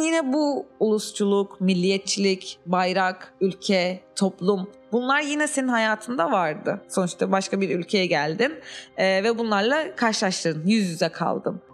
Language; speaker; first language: Turkish; native; Turkish